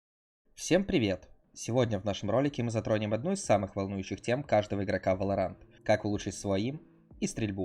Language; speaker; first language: Russian; native; Russian